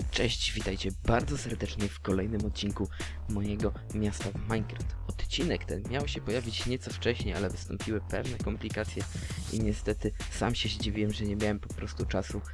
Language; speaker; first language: Polish; native; Polish